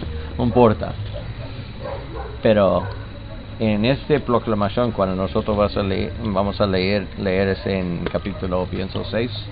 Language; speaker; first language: Spanish; non-native, learner; English